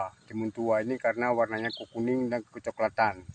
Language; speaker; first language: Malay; non-native, local second language; Achinese